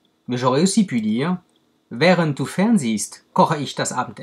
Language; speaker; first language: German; non-native, fluent; French